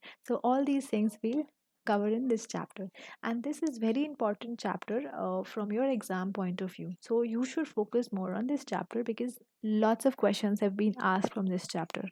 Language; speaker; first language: English; non-native, local second language; Hindi